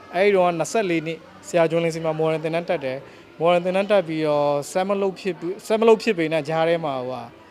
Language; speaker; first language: Burmese; non-native, local second language; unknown